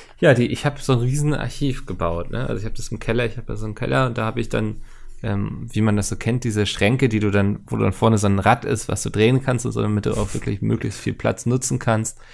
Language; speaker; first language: German; native; German